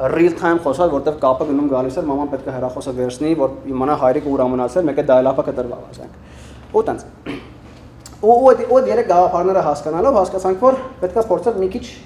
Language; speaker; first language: Armenian; early bilingual, heritage; Armenian